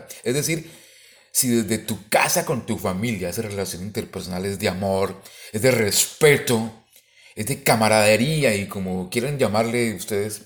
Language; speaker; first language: Spanish; native; Spanish